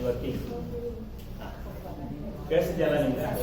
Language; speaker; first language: Kannada; native; Kannada